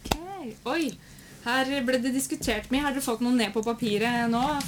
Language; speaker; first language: Norwegian; native; Norwegian